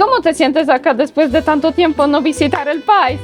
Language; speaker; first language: Spanish; non-native, fluent; Polish